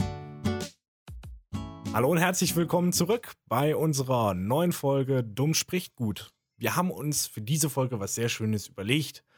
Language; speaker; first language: German; native; German